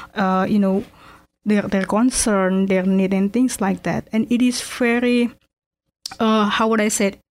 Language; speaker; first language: English; non-native, fluent; Indonesian